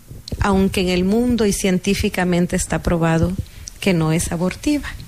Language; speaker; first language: Italian; non-native, learner; Spanish